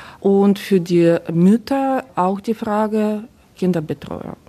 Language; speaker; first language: German; non-native, fluent; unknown